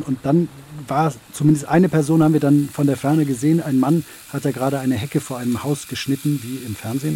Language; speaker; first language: German; native; German